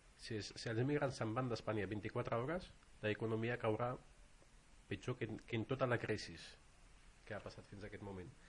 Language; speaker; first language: Catalan; non-native, fluent; Arabic